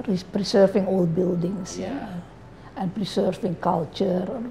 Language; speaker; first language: English; non-native, fluent; Indonesian